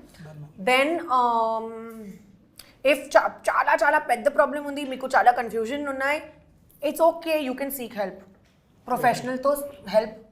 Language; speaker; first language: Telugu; non-native, learner; Hindi